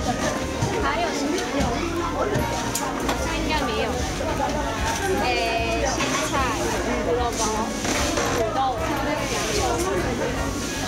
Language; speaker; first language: Chinese; non-native, local second language; Cantonese